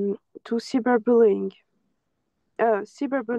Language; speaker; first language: English; non-native, fluent; French